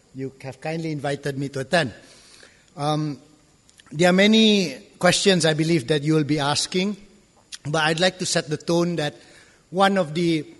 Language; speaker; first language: English; non-native, local second language; Malay